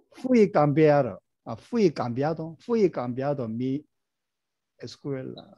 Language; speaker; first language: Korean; native; Korean